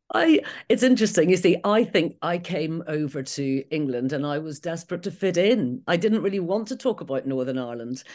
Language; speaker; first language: English; native; English